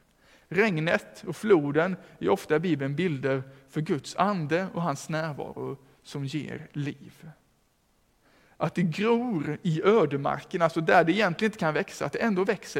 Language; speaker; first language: Swedish; native; Swedish